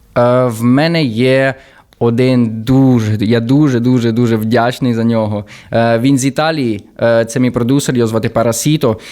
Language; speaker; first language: Ukrainian; early bilingual, heritage; Ukrainian